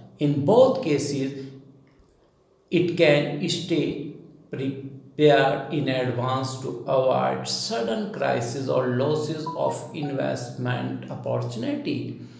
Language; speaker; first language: English; non-native, local second language; Hindi